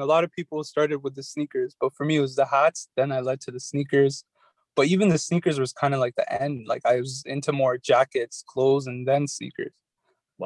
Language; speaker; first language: English; native; English